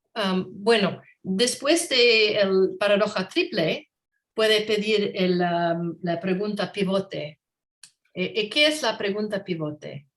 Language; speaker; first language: Spanish; non-native, learner; English